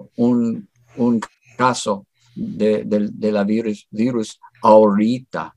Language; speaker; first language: Spanish; non-native, fluent; English